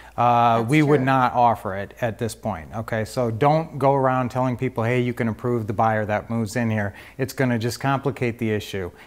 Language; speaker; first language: English; native; English